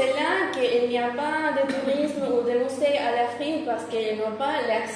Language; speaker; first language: French; non-native, fluent; Spanish